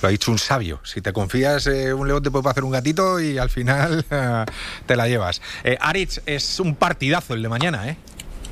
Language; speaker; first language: Spanish; native; Spanish